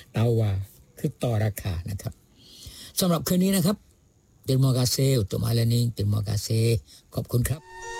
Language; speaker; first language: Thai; non-native, local second language; Pattani Malay